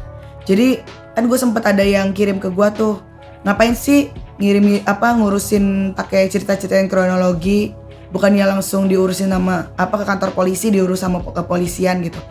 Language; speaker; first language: Indonesian; native; Indonesian